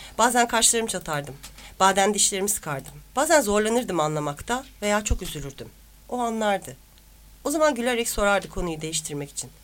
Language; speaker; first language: Turkish; native; Turkish